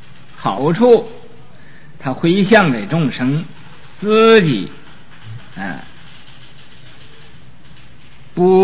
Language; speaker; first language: Chinese; native; Chinese